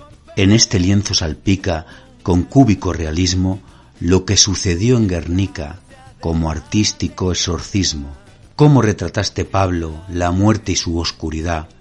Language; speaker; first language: Spanish; native; Spanish